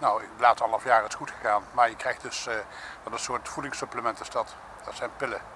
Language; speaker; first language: Dutch; native; Dutch